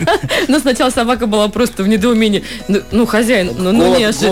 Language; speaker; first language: Russian; native; Russian